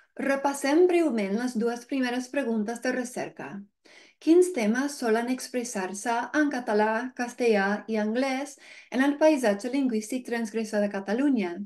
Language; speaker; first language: Catalan; non-native, fluent; English